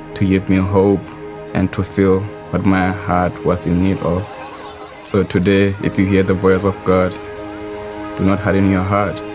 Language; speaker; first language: English; non-native, local second language; Southern Sotho